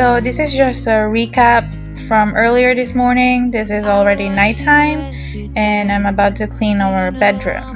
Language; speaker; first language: English; non-native, local second language; Filipino